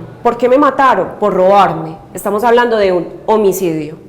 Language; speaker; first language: Spanish; native; Spanish